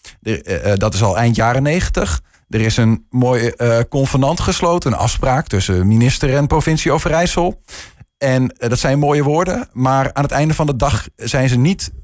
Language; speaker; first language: Dutch; native; Dutch